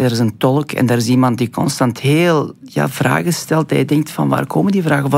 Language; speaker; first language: Dutch; non-native, fluent; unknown